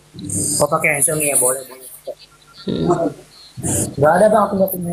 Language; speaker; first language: Indonesian; native; Indonesian